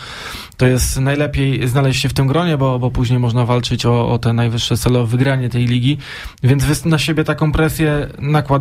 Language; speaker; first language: Polish; native; Polish